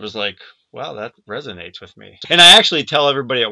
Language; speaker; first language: English; native; English